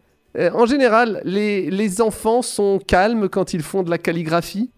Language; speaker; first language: French; native; French